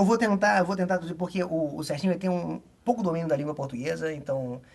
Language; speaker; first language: Portuguese; native; Portuguese